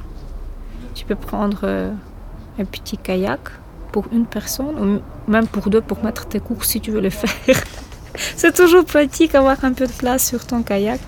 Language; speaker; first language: French; non-native, fluent; Ukrainian